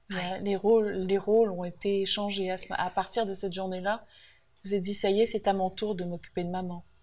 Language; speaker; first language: French; native; French